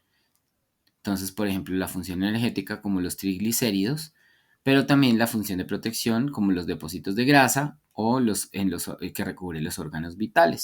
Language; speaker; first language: Spanish; native; Spanish